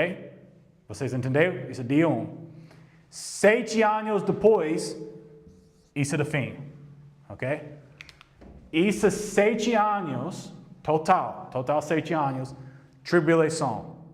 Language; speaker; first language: Portuguese; non-native, learner; English